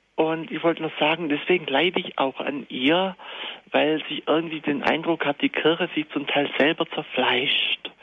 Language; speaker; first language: German; native; German